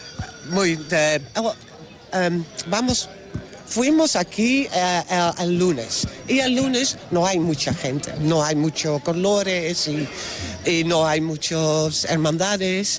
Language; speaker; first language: Spanish; non-native, learner; Dutch